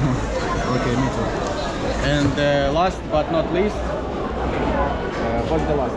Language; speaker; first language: English; non-native, fluent; Russian